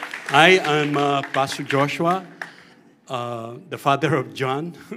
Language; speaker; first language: English; non-native, local second language; Filipino